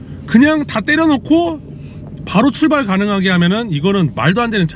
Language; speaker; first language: Korean; native; Korean